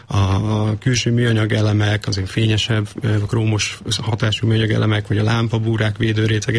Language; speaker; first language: Hungarian; native; Hungarian